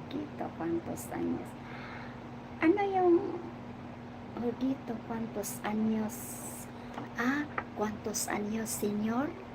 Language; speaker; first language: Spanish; non-native, learner; Filipino